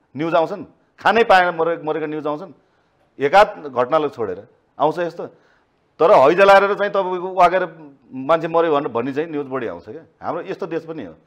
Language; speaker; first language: Nepali; native; Nepali